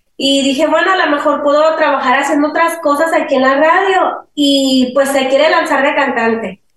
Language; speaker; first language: Spanish; early bilingual, heritage; Spanish